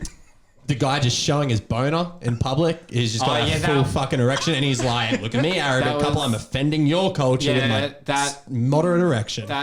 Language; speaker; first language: English; native; English